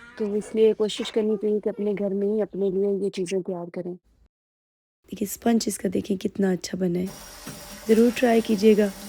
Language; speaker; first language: Urdu; non-native, local second language; Punjabi